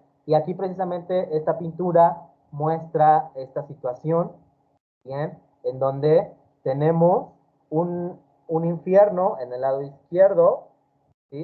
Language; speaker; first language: Spanish; native; Spanish